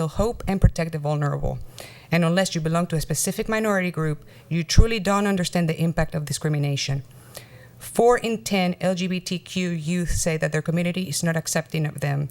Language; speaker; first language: English; non-native, fluent; Spanish